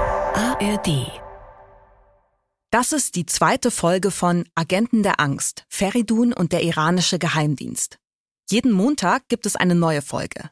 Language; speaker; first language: German; native; German